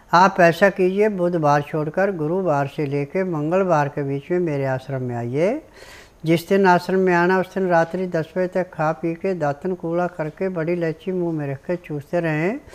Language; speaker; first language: Hindi; native; Hindi